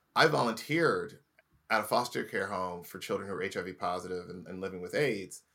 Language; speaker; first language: English; native; English